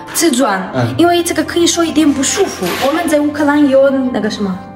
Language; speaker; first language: Chinese; non-native, learner; Ukrainian